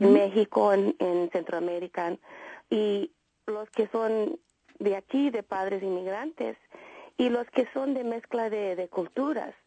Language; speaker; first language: Spanish; early bilingual, heritage; Spanish